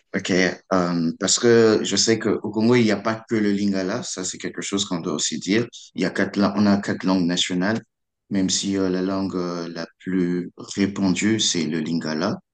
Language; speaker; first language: French; non-native, local second language; Lingala